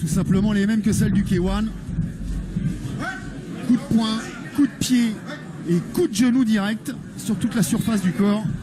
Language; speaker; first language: French; native; French